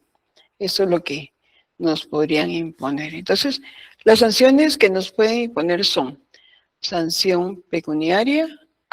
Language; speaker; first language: Spanish; native; Spanish